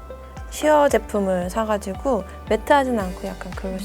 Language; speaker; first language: Korean; native; Korean